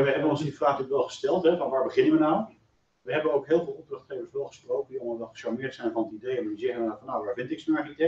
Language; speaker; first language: Dutch; native; Dutch